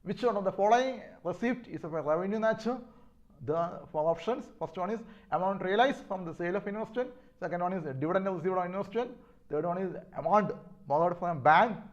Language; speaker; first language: English; non-native, local second language; Malayalam